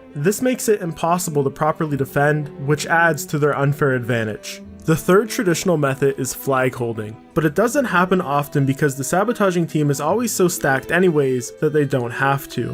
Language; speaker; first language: English; native; English